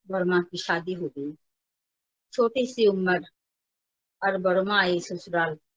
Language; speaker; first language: Hindi; non-native, local second language; Bangla